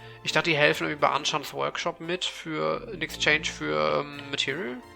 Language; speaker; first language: German; native; German